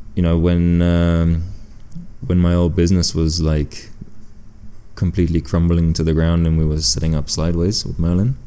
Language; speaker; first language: English; early bilingual, other home language; French